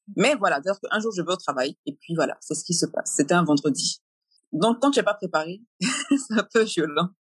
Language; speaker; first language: French; native; French